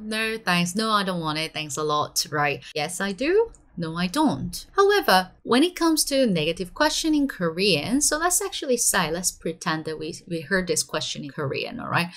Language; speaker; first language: English; non-native, fluent; Korean